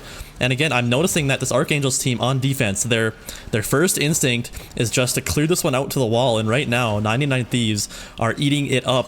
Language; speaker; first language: English; native; English